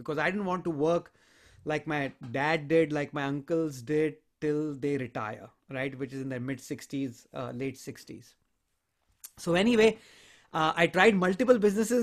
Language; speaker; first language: English; non-native, local second language; Hindi